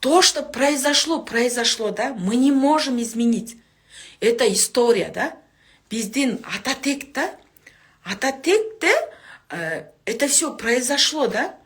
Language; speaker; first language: Russian; non-native, local second language; Kyrgyz